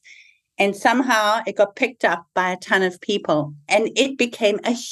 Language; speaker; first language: English; native; English